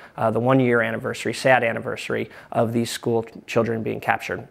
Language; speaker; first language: English; native; English